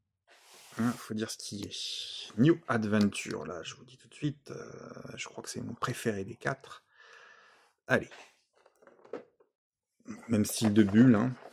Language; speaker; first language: French; native; French